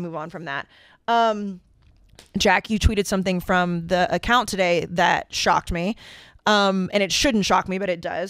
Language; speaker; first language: English; native; English